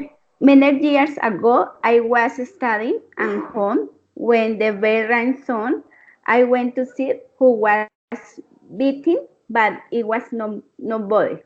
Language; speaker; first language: English; non-native, learner; Spanish